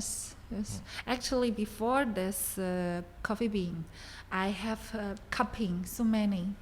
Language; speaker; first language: English; non-native, learner; Chinese